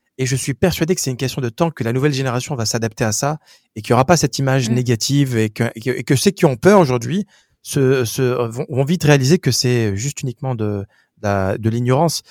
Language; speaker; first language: French; native; French